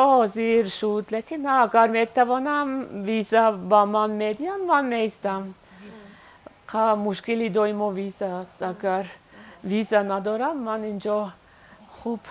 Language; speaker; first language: Persian; non-native, learner; Swiss German